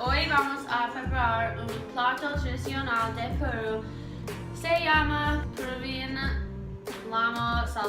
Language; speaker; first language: Spanish; non-native, learner; English